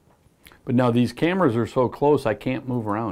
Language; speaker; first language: English; native; English